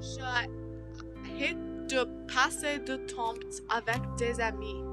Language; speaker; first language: French; non-native, learner; English